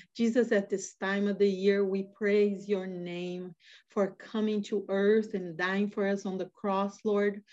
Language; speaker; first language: English; non-native, fluent; Portuguese